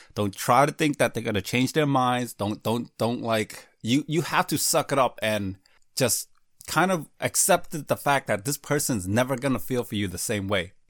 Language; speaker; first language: English; native; English